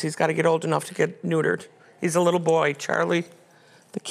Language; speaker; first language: English; native; English